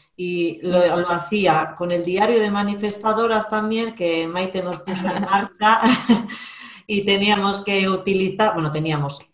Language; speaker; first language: Spanish; native; Spanish